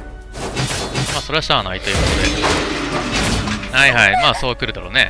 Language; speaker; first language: Japanese; native; Japanese